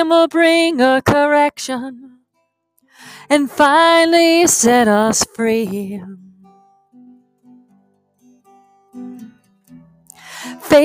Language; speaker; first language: English; native; English